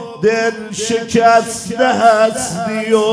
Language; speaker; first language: Persian; native; Persian